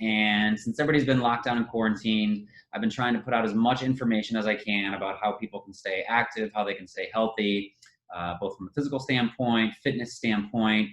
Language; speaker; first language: English; native; English